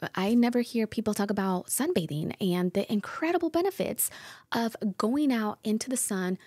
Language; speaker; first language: English; early bilingual, other home language; Spanish